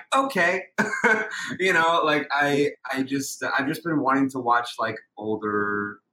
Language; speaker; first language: English; native; English